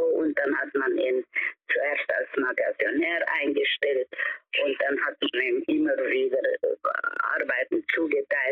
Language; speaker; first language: German; early bilingual, heritage; German